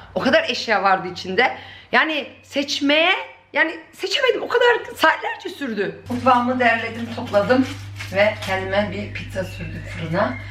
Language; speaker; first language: Turkish; early bilingual, heritage; Turkish